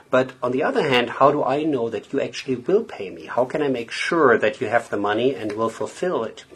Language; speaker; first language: English; non-native, fluent; German